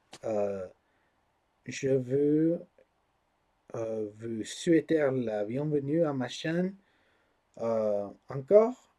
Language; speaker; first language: French; non-native, learner; English